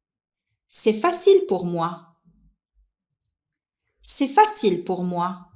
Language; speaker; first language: French; non-native, local second language; Arabic